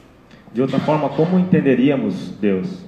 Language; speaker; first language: Portuguese; native; Portuguese